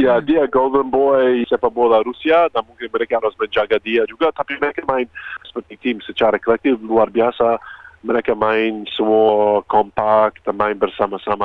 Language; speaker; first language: Indonesian; non-native, fluent; Croatian